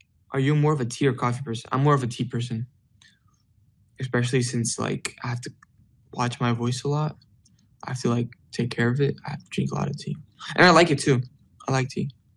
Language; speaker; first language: English; early bilingual, other home language; Spanish